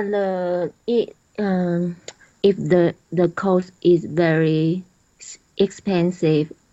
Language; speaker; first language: English; non-native, learner; Chinese